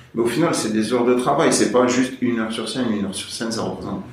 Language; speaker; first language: French; native; French